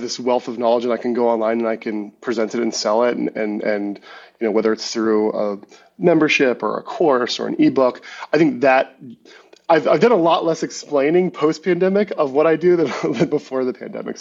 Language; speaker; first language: English; native; English